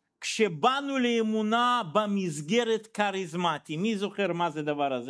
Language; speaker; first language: Hebrew; non-native, fluent; Russian